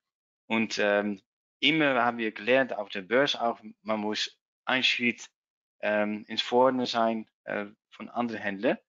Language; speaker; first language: German; non-native, learner; Dutch